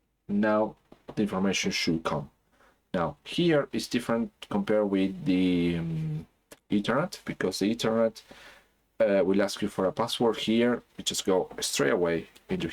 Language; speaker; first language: English; non-native, fluent; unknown